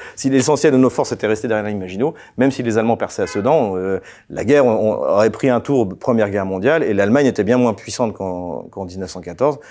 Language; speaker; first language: French; native; French